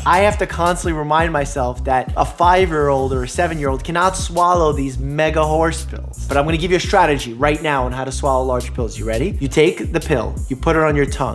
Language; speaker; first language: English; native; English